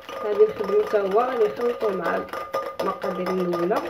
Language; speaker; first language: Arabic; native; Arabic